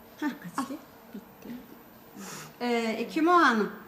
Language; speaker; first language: Turkish; native; Turkish